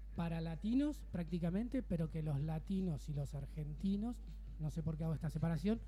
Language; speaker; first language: Spanish; native; Spanish